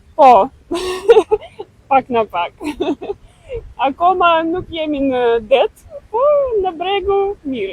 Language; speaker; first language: Albanian; non-native, learner; Russian